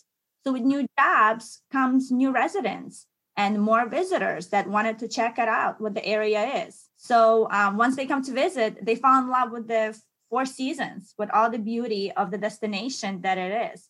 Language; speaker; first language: English; non-native, fluent; Ukrainian